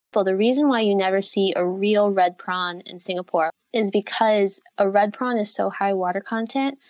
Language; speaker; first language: English; native; English